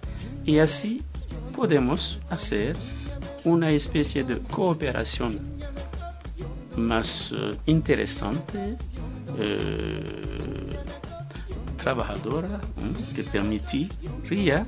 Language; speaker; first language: Spanish; non-native, fluent; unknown